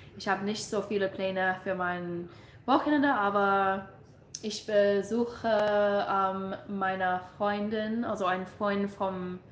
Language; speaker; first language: German; non-native, learner; English